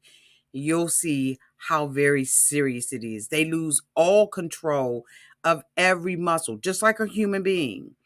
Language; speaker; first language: English; native; English